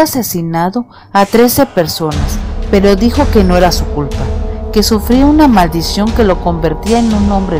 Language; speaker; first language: Spanish; native; Spanish